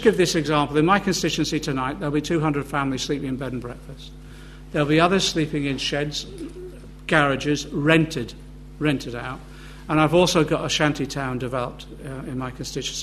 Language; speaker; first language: English; native; English